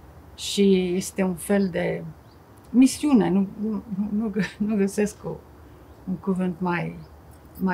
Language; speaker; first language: Romanian; non-native, fluent; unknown